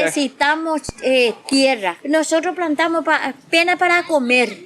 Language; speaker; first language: Spanish; non-native, local second language; Guarani